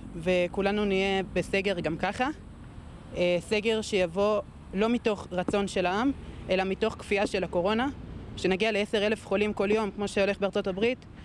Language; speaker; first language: Hebrew; native; Hebrew